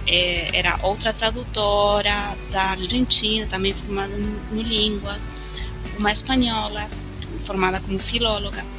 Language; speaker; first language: Portuguese; non-native, fluent; Spanish